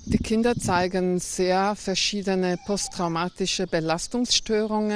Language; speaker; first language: German; non-native, fluent; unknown